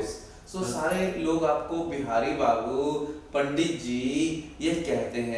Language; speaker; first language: Hindi; native; Hindi